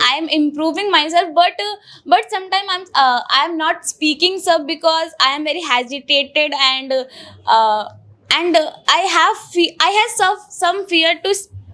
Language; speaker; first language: English; non-native, learner; Hindi